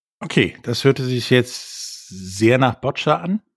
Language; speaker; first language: German; native; German